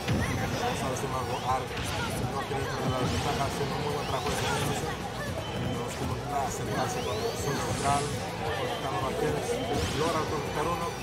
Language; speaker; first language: Spanish; native; Spanish